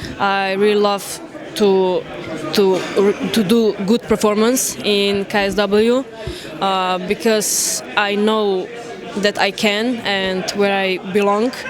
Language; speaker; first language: English; non-native, learner; Slovenian